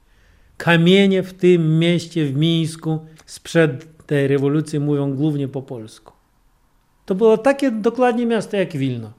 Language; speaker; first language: Polish; non-native, fluent; Russian